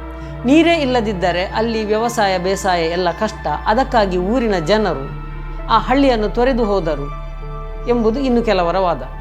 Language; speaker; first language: Kannada; native; Kannada